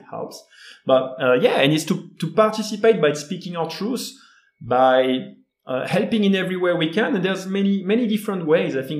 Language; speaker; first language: English; non-native, fluent; French